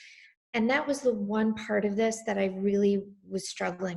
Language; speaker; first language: English; native; English